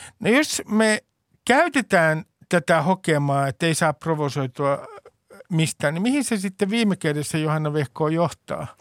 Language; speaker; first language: Finnish; native; Finnish